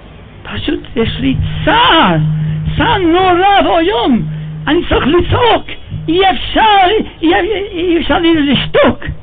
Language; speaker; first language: Hebrew; non-native, fluent; English